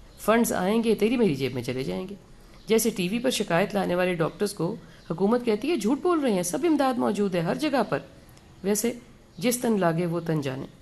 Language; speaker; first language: Urdu; native; Urdu